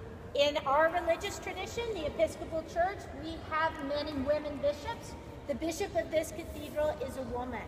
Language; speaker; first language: English; native; English